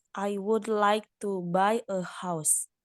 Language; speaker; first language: English; non-native, learner; Indonesian